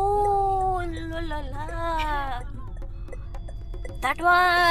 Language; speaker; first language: English; non-native, local second language; Kannada